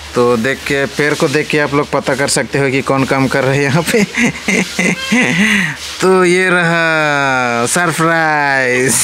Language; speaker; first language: Hindi; non-native, local second language; Sadri